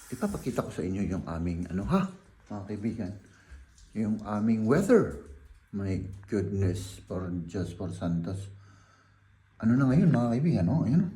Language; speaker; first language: Filipino; native; Filipino